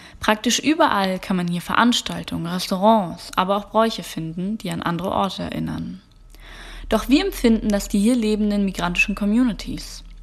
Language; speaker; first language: German; native; German